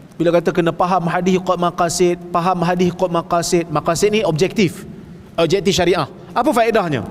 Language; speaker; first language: Malay; native; Malay